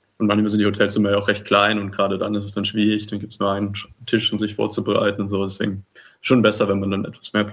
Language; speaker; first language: German; native; German